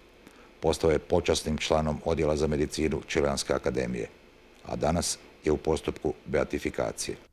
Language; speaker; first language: Bosnian; native; Bosnian